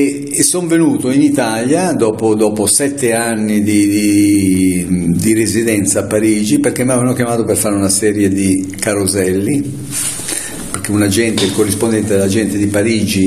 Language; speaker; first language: Italian; native; Italian